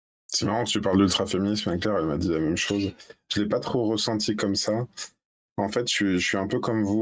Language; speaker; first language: French; native; French